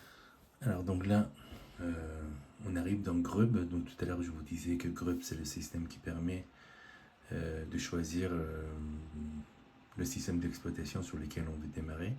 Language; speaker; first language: French; native; French